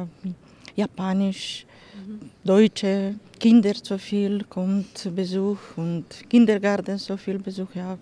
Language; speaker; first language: German; non-native, learner; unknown